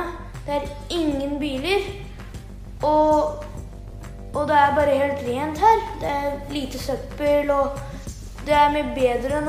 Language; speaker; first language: Norwegian; early bilingual, heritage; Norwegian